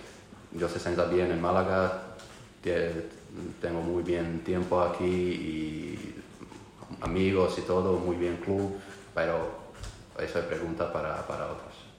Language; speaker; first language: Spanish; non-native, learner; Croatian